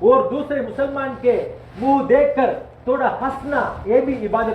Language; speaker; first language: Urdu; non-native, fluent; Tamil